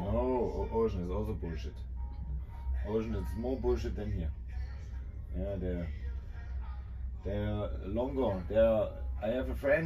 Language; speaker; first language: English; non-native, learner; German